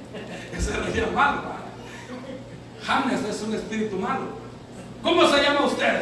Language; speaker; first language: Spanish; native; Spanish